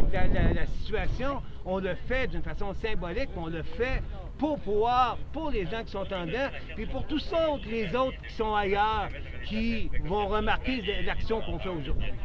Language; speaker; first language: French; native; French